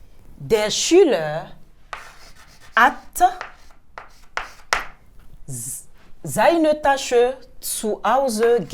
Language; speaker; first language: German; non-native, fluent; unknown